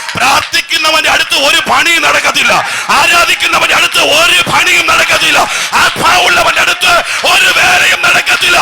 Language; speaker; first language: Malayalam; non-native, local second language; Tamil